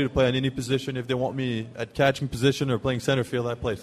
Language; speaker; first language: English; non-native, fluent; French